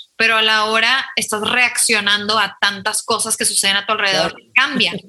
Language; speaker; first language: Spanish; native; Spanish